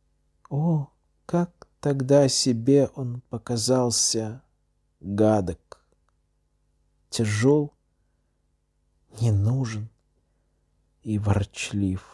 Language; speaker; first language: Russian; native; Russian